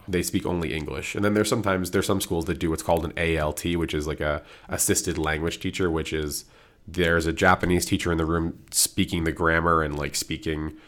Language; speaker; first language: English; native; English